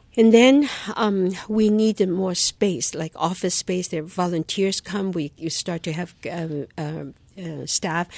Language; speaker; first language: English; non-native, fluent; Chinese